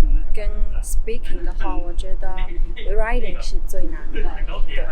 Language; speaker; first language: Chinese; non-native, learner; Mongolian